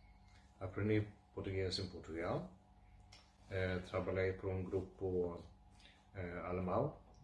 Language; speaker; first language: Portuguese; non-native, fluent; Swedish